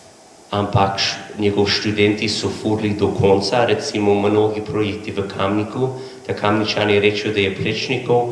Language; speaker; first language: Slovenian; non-native, learner; English